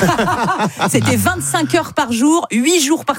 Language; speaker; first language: French; native; French